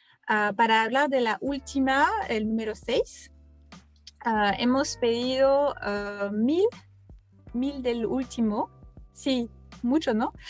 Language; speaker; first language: Spanish; non-native, fluent; French